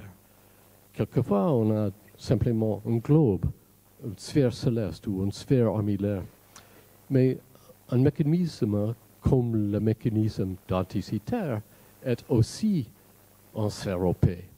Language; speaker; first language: French; non-native, fluent; English